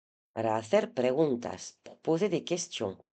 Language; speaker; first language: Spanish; non-native, fluent; French